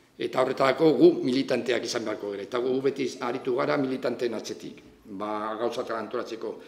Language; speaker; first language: Basque; non-native, local second language; Spanish